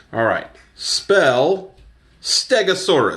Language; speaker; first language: English; native; English